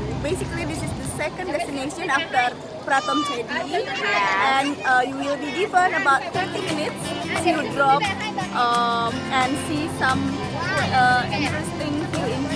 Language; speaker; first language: English; non-native, local second language; Indonesian